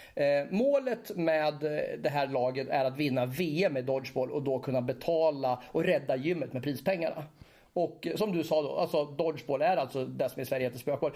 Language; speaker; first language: Swedish; native; Swedish